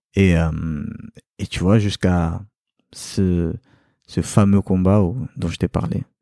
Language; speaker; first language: French; early bilingual, other home language; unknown